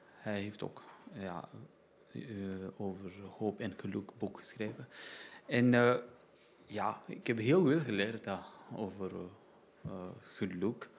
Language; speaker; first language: Dutch; non-native, learner; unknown